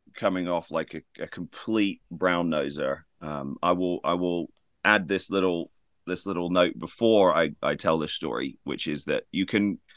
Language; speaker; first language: English; native; English